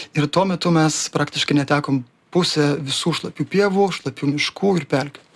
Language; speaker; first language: Lithuanian; native; Lithuanian